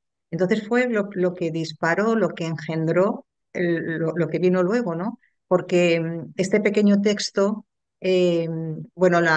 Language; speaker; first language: Spanish; native; Spanish